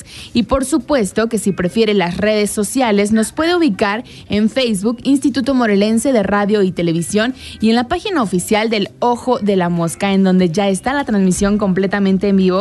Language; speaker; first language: Spanish; native; Spanish